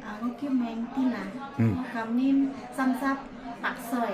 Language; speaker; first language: Cantonese; non-native, learner; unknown